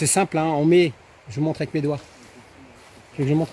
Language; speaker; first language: French; native; French